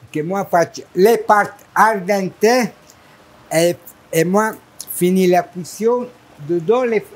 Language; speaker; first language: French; non-native, learner; Italian